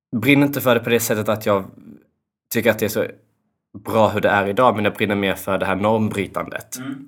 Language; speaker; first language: Swedish; early bilingual, other home language; Albanian